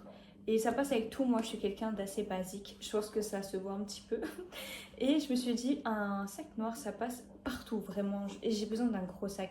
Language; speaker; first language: French; native; French